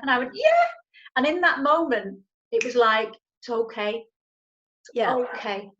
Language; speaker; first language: English; native; English